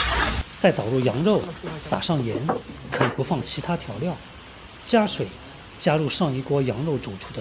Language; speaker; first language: Chinese; native; Chinese